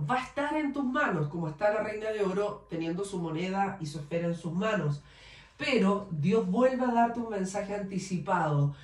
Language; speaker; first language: Spanish; native; Spanish